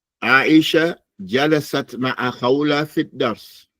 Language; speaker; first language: Arabic; non-native, fluent; English